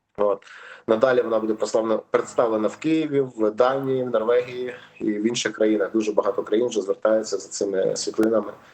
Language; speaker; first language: Ukrainian; native; Ukrainian